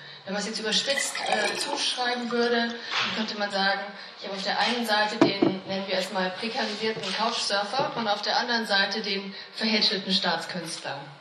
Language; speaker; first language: German; native; German